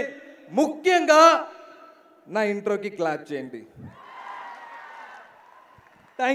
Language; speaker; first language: Telugu; non-native, learner; Malayalam